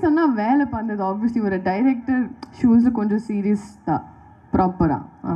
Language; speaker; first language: Tamil; non-native, learner; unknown